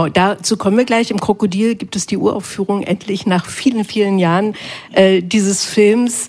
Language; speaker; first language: German; native; German